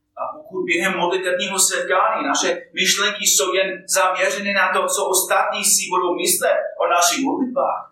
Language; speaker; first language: Czech; non-native, fluent; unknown